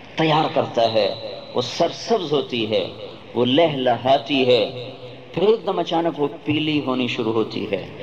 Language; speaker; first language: Urdu; non-native, local second language; Punjabi